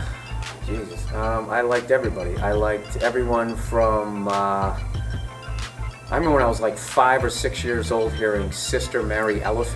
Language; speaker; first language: English; native; English